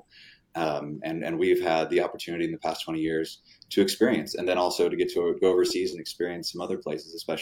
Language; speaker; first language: English; native; English